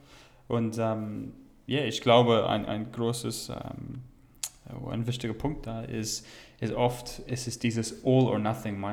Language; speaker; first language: German; non-native, fluent; English